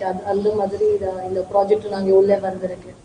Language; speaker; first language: Tamil; non-native, learner; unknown